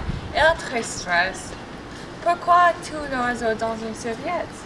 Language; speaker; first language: French; non-native, learner; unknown